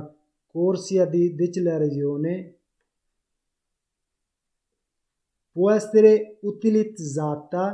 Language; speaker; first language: Italian; non-native, learner; Urdu